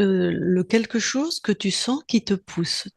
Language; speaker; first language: French; native; French